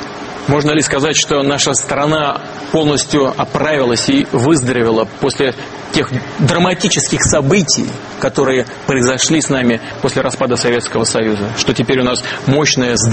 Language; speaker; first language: Russian; native; Russian